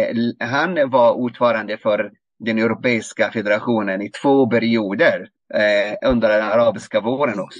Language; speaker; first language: Swedish; non-native, fluent; Arabic